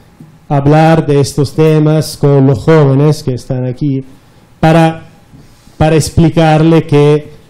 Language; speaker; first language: Spanish; non-native, fluent; Italian